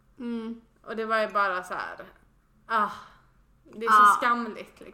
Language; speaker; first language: Swedish; native; Swedish